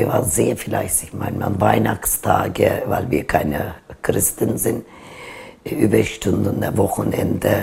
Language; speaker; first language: German; non-native, fluent; Turkish